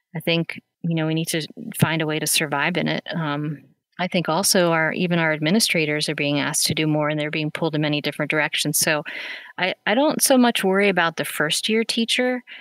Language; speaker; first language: English; native; English